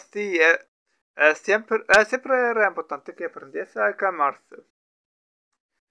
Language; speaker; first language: Spanish; non-native, learner; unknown